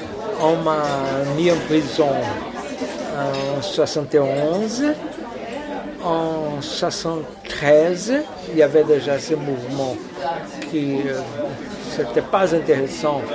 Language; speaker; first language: French; non-native, fluent; Portuguese